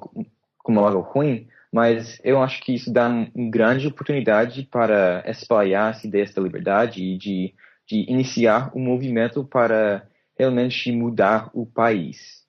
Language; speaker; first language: Portuguese; non-native, fluent; English